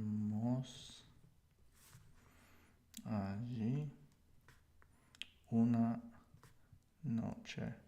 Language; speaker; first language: Spanish; non-native, learner; English